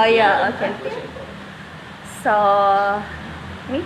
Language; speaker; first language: English; non-native, learner; Indonesian